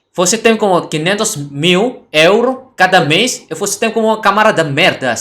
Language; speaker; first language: Portuguese; non-native, learner; Indonesian